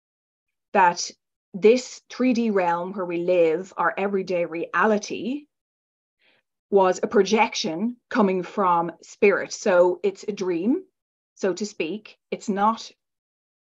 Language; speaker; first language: English; native; English